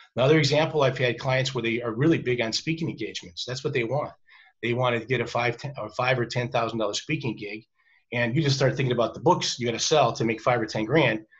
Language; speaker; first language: English; native; English